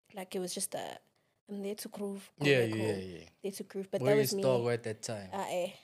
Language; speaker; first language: English; non-native, local second language; Xhosa